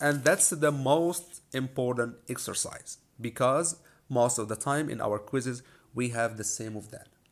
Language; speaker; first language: English; non-native, fluent; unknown